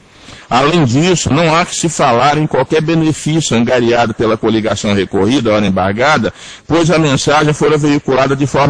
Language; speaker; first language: Portuguese; native; Portuguese